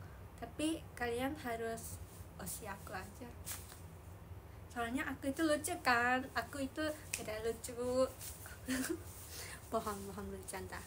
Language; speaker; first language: Indonesian; non-native, learner; Japanese